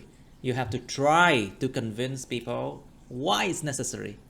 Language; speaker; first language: English; non-native, fluent; Vietnamese